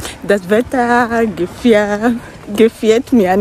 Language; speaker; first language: German; non-native, learner; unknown